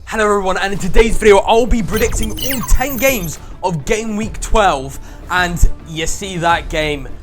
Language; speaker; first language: English; native; English